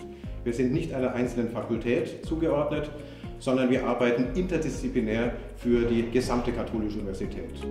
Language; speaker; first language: German; native; German